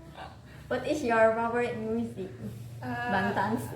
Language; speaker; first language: English; non-native, learner; Indonesian